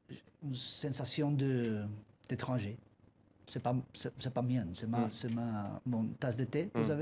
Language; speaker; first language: French; non-native, learner; Spanish